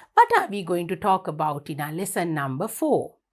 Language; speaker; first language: English; non-native, local second language; Sinhala